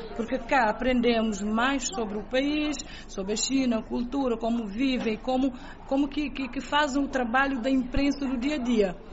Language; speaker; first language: Portuguese; non-native, local second language; Kabuverdianu